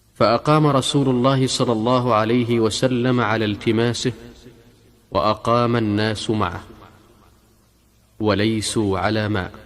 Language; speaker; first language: Arabic; native; Arabic